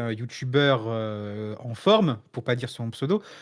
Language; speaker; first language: French; native; French